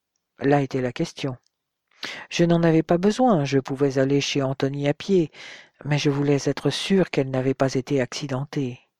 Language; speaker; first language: French; native; French